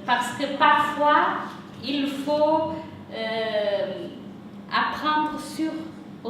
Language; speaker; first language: French; non-native, fluent; Portuguese